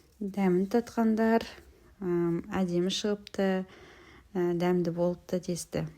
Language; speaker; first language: Kazakh; native; Kazakh